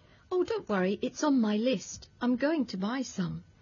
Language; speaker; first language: English; non-native, fluent; Spanish